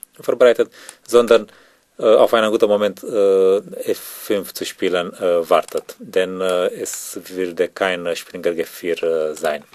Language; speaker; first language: German; non-native, learner; Romanian